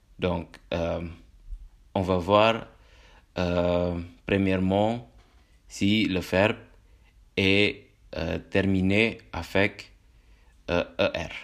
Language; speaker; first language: French; non-native, learner; Indonesian